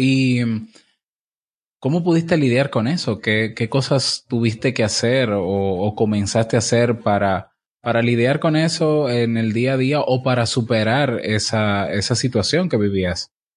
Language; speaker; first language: Spanish; native; Spanish